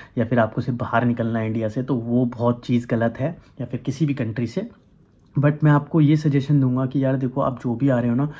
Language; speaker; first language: Hindi; native; Hindi